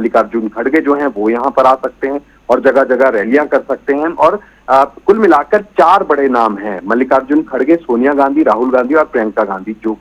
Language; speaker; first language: Hindi; native; Hindi